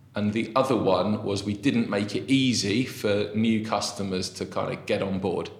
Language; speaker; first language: English; native; English